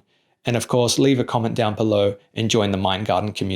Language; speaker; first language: English; native; English